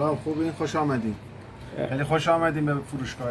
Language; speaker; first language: Persian; native; Persian